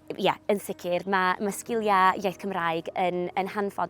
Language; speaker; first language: Welsh; non-native, fluent; English